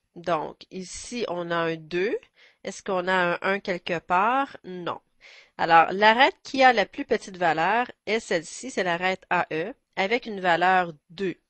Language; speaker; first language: French; native; French